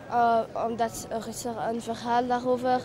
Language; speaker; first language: Dutch; early bilingual, other home language; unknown